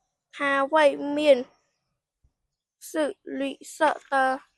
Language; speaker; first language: Chinese; non-native, learner; Khmer